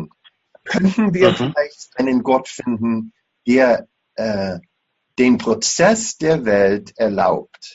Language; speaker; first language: German; non-native, fluent; English